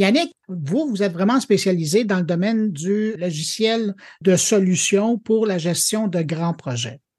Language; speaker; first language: French; native; French